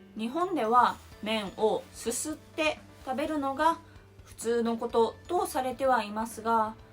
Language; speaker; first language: Japanese; native; Japanese